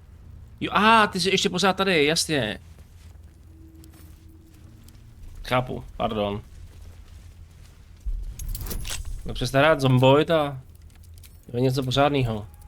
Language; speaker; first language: Czech; native; Czech